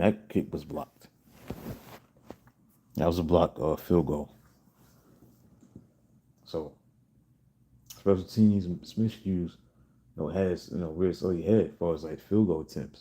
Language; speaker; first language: English; native; English